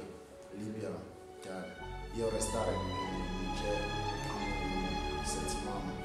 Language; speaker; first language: Italian; non-native, learner; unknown